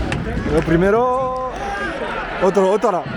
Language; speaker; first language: Spanish; non-native, learner; French